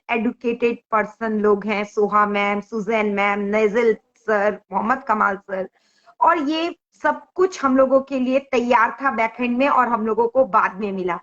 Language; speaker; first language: Hindi; native; Hindi